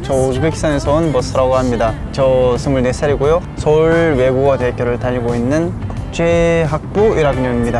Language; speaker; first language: Korean; non-native, fluent; Uzbek